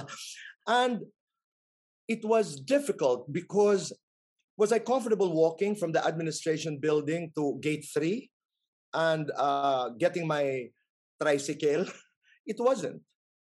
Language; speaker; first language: English; non-native, local second language; Waray